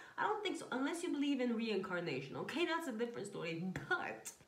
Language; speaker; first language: English; non-native, fluent; Slovenian